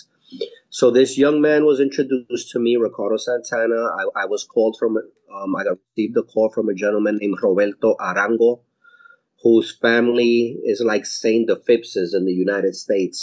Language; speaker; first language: English; native; English